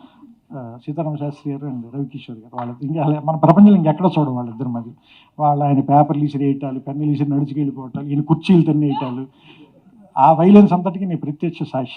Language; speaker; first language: Telugu; native; Telugu